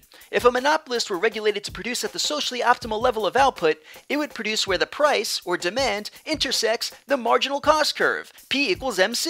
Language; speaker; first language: English; native; English